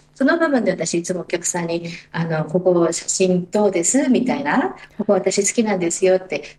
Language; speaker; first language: Japanese; native; Japanese